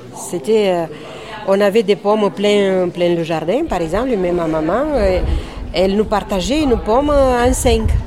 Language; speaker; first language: French; non-native, fluent; Romanian